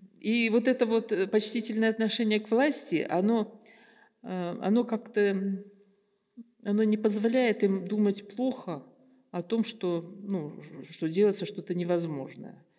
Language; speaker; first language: Russian; native; Russian